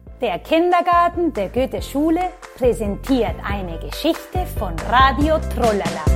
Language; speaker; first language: German; non-native, fluent; Spanish